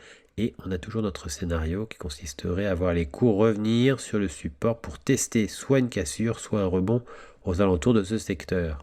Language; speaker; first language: French; native; French